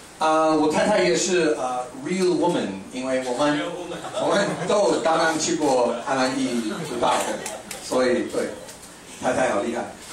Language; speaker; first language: Chinese; non-native, fluent; English